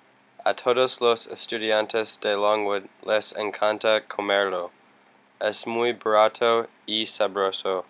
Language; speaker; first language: Spanish; non-native, learner; English